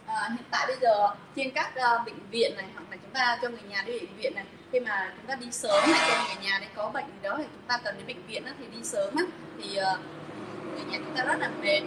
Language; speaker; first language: Vietnamese; native; Vietnamese